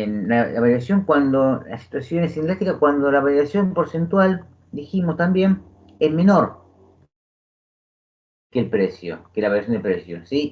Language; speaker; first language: Spanish; native; Spanish